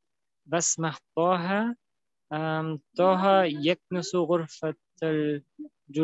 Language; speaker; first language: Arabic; non-native, learner; German